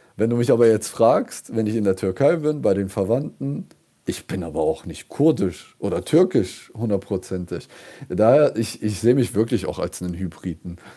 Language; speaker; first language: German; early bilingual, other home language; Kurdish